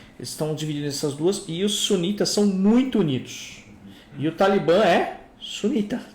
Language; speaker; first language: Portuguese; native; Portuguese